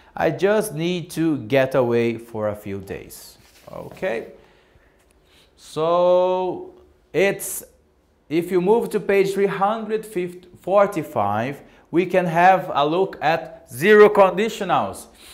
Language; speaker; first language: English; non-native, fluent; Portuguese